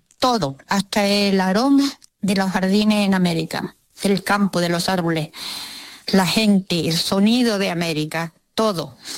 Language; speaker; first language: Spanish; early bilingual, other home language; Russian